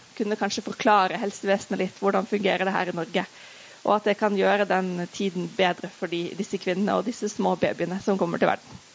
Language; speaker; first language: Norwegian; native; Norwegian